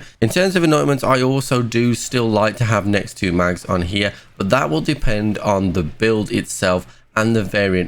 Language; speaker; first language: English; native; English